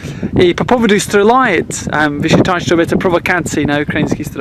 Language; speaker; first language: Russian; non-native, learner; English